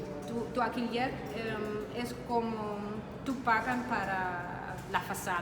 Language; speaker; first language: Spanish; non-native, learner; Danish